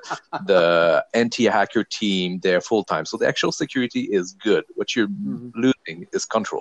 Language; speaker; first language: English; non-native, fluent; French